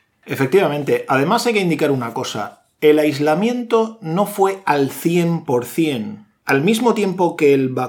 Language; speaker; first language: Spanish; native; Spanish